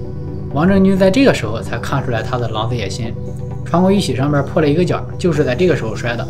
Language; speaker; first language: Chinese; native; Chinese